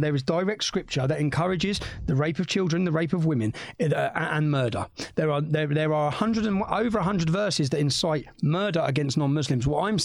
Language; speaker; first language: English; native; English